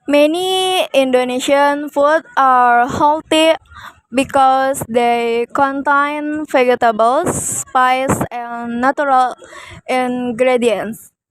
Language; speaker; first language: English; non-native, learner; Indonesian